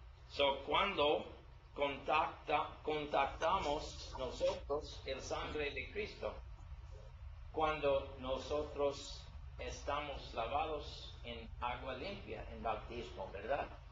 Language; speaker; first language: Spanish; non-native, learner; English